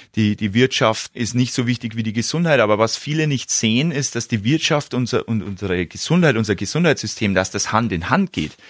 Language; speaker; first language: German; native; German